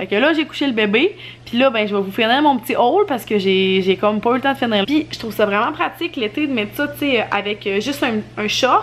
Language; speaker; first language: French; native; French